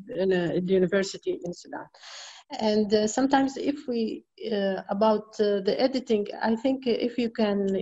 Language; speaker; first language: English; non-native, fluent; Arabic